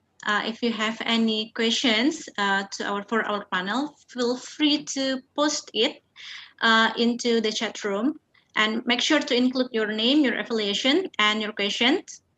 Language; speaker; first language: English; non-native, fluent; Indonesian